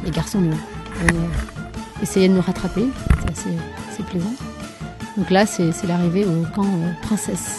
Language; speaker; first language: French; native; French